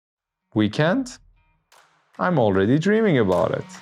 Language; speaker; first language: English; non-native, fluent; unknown